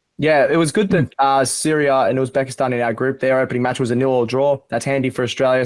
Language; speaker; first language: English; native; English